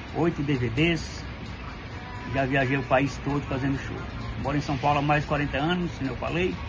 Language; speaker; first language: Portuguese; native; Portuguese